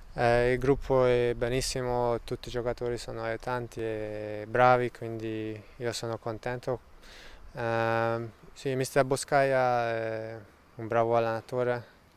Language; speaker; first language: Italian; non-native, learner; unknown